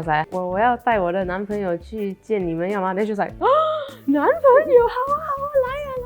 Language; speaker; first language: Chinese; early bilingual, other home language; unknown